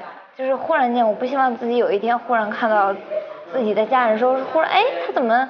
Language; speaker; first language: Chinese; native; Chinese